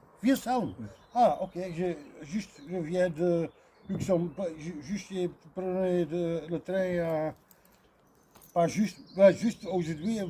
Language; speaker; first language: French; non-native, learner; Dutch